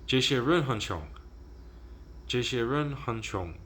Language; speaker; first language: Chinese; non-native, learner; English